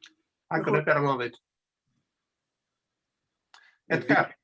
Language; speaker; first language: Welsh; native; Welsh